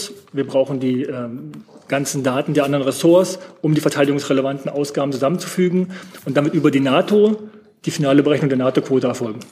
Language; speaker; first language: German; native; German